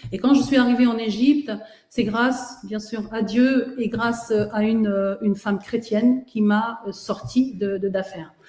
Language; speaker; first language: French; native; French